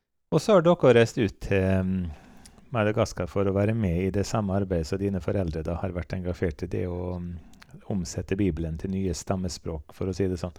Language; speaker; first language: Norwegian; native; Norwegian